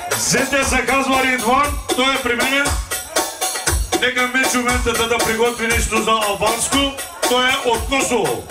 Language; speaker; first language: Bulgarian; non-native, local second language; Turkish